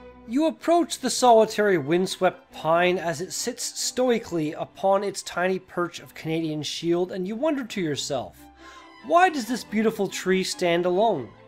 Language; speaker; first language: English; native; English